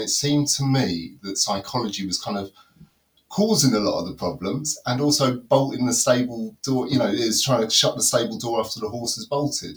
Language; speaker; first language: English; native; English